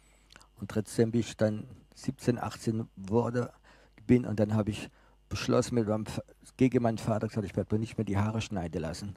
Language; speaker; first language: German; non-native, fluent; French